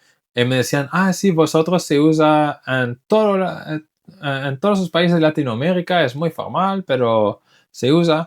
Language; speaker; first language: Spanish; non-native, fluent; English